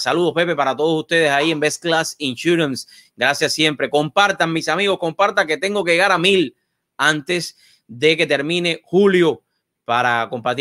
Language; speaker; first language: Spanish; native; Spanish